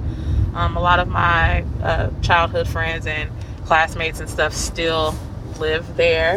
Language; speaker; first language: English; native; English